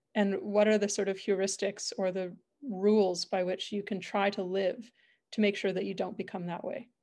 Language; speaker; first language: English; native; English